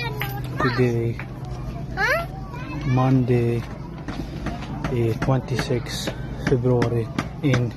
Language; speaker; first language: English; non-native, learner; Arabic